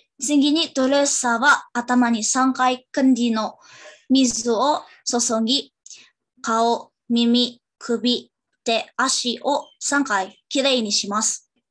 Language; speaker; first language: Japanese; non-native, learner; Indonesian